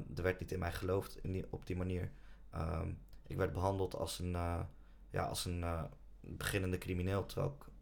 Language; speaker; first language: Dutch; native; Dutch